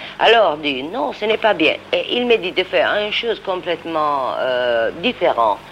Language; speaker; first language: French; non-native, learner; Italian